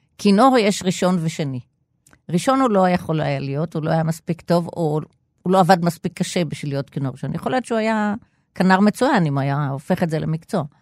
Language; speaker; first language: Hebrew; native; Hebrew